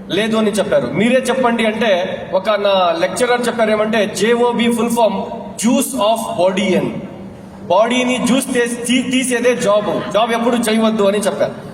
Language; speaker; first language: Telugu; non-native, local second language; Urdu